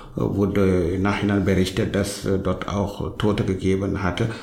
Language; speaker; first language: German; non-native, fluent; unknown